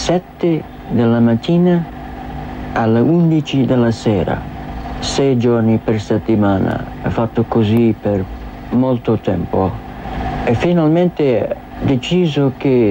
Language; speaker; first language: Italian; non-native, learner; English